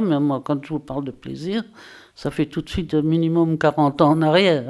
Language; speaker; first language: French; native; French